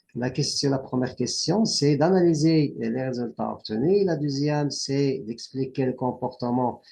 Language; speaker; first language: French; non-native, local second language; Arabic